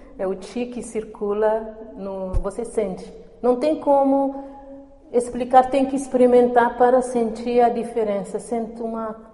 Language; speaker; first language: Portuguese; non-native, local second language; Kabuverdianu